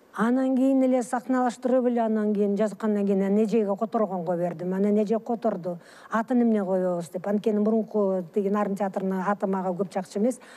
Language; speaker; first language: Kyrgyz; early bilingual, other home language; Russian